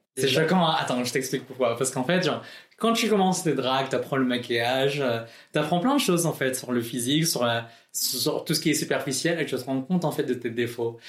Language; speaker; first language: French; non-native, fluent; Filipino